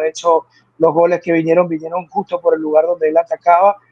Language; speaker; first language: Spanish; native; Spanish